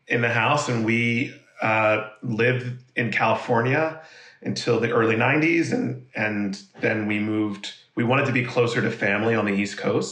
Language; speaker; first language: English; native; English